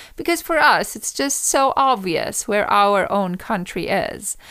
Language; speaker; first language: English; non-native, fluent; German